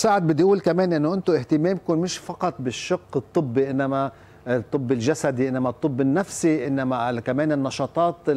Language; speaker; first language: Arabic; native; Arabic